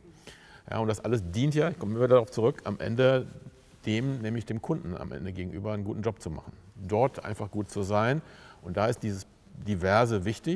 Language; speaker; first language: German; native; German